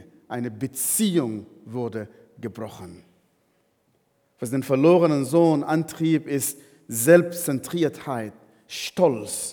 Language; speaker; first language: German; non-native, fluent; Arabic